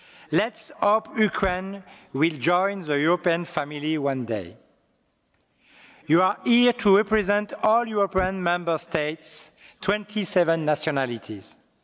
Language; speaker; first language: English; non-native, learner; French